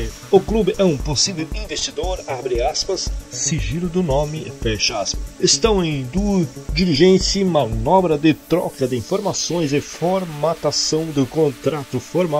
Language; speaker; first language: Portuguese; native; Portuguese